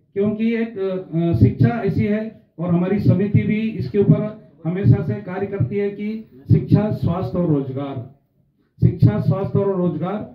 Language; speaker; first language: Hindi; non-native, local second language; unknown